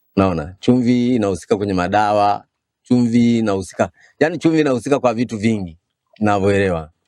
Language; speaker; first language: Swahili; non-native, local second language; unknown